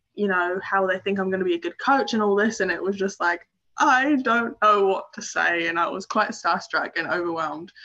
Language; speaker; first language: English; native; English